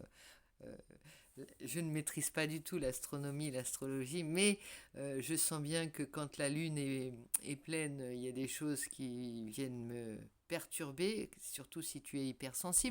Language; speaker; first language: French; native; French